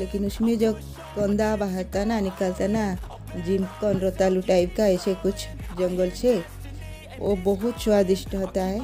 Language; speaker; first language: Hindi; non-native, local second language; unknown